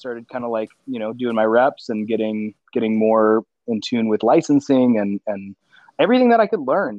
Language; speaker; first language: English; native; English